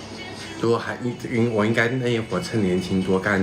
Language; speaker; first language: Chinese; native; Chinese